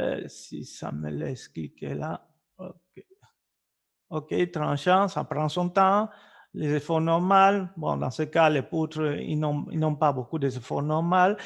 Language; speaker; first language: French; non-native, fluent; Spanish